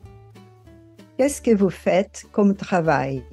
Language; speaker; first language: French; non-native, fluent; Portuguese